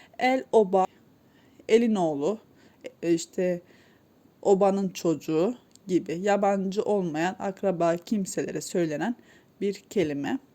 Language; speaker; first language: Turkish; native; Turkish